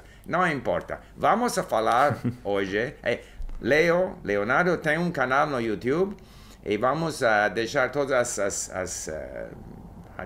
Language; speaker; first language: Portuguese; non-native, learner; English